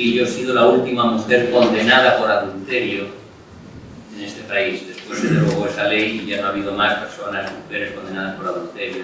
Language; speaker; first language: Spanish; non-native, local second language; Catalan